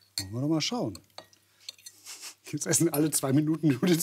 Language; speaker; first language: German; native; German